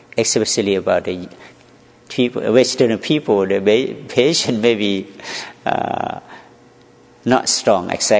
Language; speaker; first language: English; non-native, learner; Thai